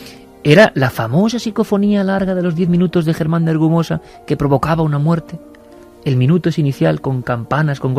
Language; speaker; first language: Spanish; native; Spanish